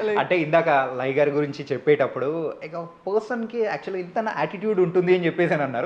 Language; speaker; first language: Telugu; native; Telugu